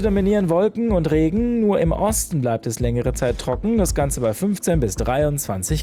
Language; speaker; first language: German; native; German